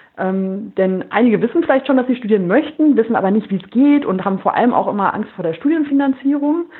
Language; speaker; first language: German; native; German